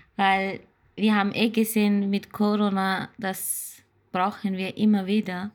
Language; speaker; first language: German; non-native, learner; Turkish